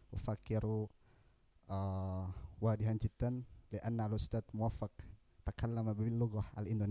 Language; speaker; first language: Arabic; non-native, fluent; Indonesian